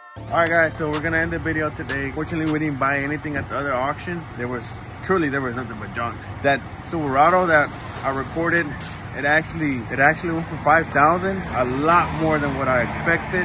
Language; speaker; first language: English; early bilingual, other home language; Spanish